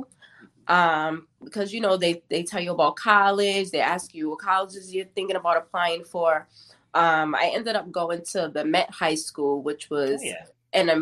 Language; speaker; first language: English; native; English